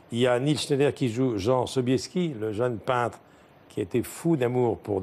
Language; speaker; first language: French; native; French